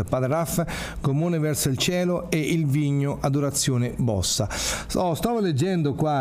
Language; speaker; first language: Italian; native; Italian